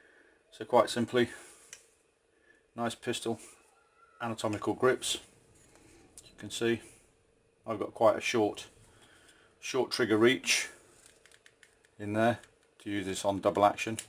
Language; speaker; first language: English; native; English